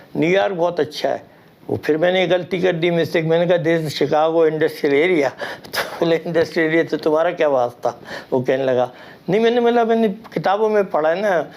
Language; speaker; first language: Urdu; native; Urdu